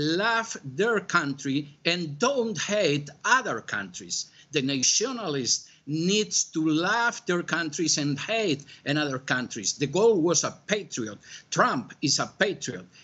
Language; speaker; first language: English; non-native, fluent; Spanish